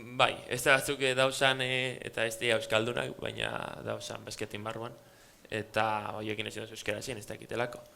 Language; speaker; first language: Basque; native; Basque